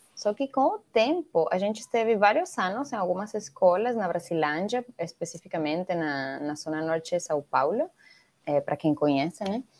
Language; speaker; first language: Portuguese; non-native, fluent; Spanish